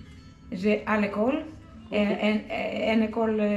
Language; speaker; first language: French; non-native, learner; Greek